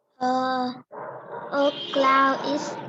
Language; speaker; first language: English; non-native, learner; Vietnamese